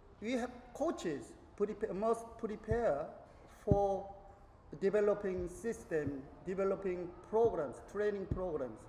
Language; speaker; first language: English; non-native, learner; Korean